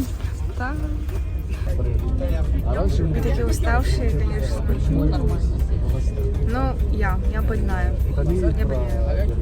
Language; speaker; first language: Russian; non-native, fluent; Mongolian